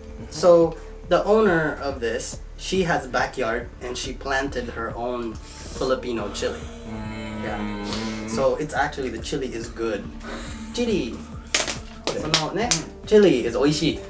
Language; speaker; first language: English; non-native, local second language; Filipino